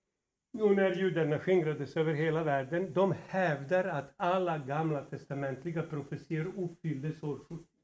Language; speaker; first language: Swedish; non-native, fluent; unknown